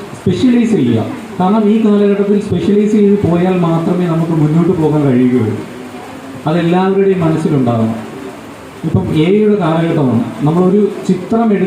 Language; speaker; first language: Malayalam; native; Malayalam